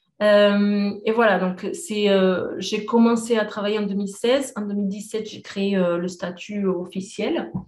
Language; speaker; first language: French; non-native, fluent; Portuguese